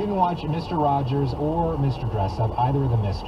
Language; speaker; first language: English; native; English